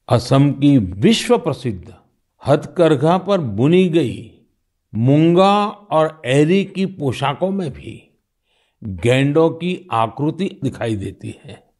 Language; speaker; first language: Hindi; non-native, local second language; Gujarati